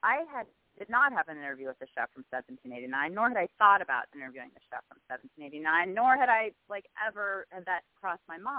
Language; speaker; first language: English; native; English